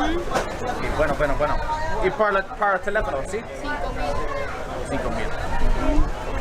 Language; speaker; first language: Spanish; non-native, learner; English